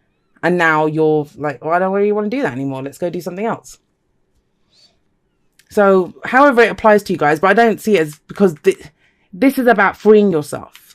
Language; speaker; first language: English; native; English